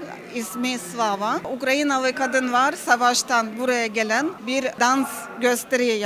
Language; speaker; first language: Turkish; non-native, learner; Ukrainian